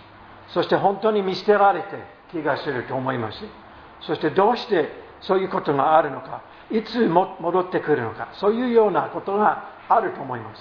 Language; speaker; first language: Japanese; non-native, fluent; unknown